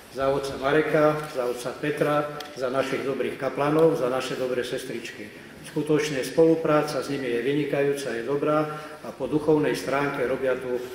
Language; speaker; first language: Slovak; native; Slovak